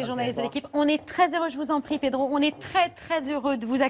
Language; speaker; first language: French; native; French